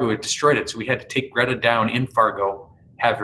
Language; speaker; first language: English; native; English